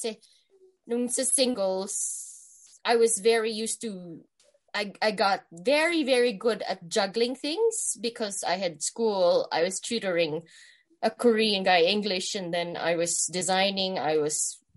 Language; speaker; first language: English; non-native, local second language; Filipino